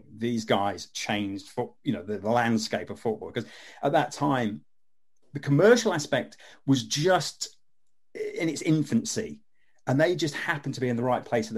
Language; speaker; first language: English; native; English